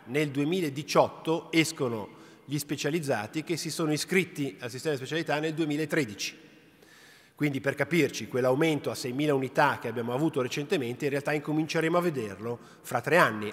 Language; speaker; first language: Italian; native; Italian